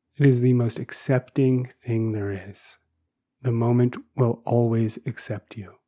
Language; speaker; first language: English; native; English